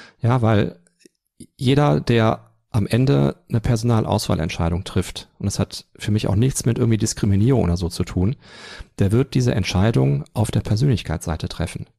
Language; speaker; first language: German; native; German